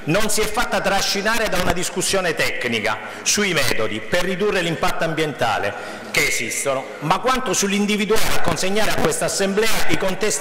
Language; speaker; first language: Italian; native; Italian